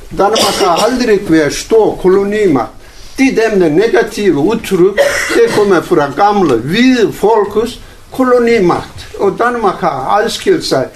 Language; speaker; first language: Danish; non-native, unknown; Turkish